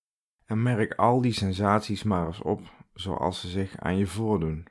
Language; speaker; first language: Dutch; native; Dutch